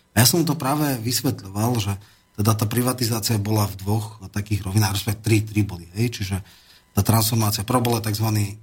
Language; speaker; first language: Slovak; native; Slovak